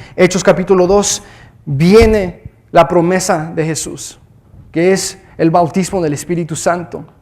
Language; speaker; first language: Spanish; early bilingual, heritage; Spanish